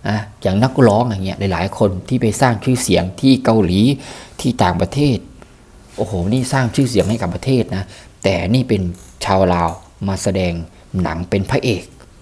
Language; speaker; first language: Thai; native; Thai